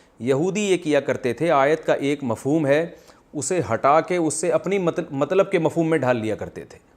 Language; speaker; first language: Urdu; non-native, local second language; Pashto